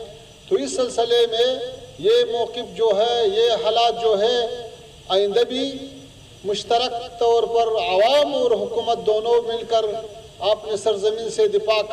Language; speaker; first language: Hindi; non-native, fluent; Pashto